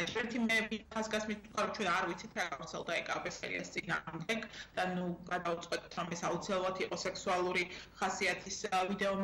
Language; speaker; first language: Georgian; native; Georgian